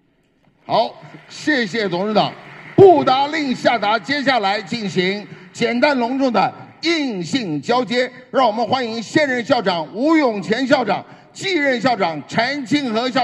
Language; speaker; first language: Chinese; native; Chinese